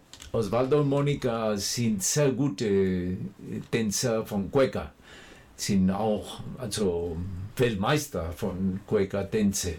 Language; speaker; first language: German; non-native, fluent; Spanish